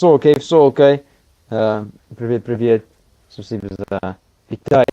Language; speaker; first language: Russian; non-native, learner; English